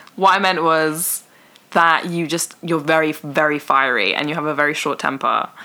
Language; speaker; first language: English; early bilingual, other home language; Persian